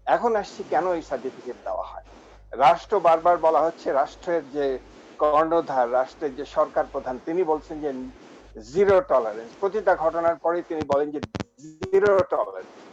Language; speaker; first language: Bangla; native; Bangla